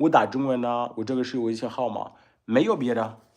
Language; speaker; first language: Chinese; non-native, learner; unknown